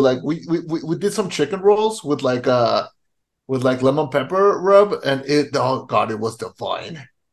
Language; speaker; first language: English; non-native, fluent; Spanish